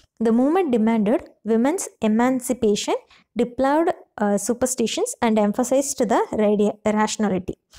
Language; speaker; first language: English; non-native, local second language; Tamil